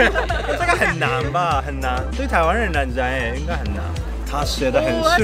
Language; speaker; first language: Chinese; non-native, fluent; Japanese